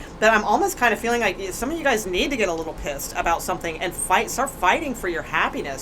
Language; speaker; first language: English; native; English